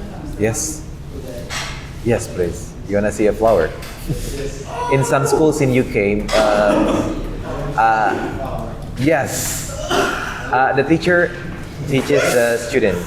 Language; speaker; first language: English; non-native, fluent; Indonesian